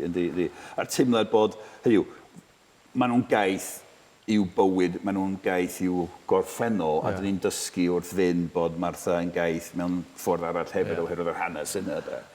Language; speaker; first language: Welsh; native; Welsh